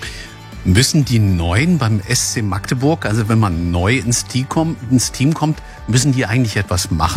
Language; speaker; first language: German; native; German